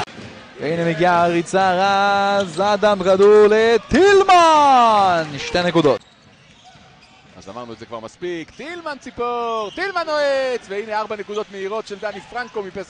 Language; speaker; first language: Hebrew; native; Hebrew